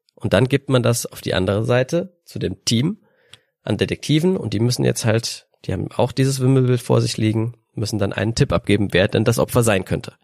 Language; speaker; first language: German; native; German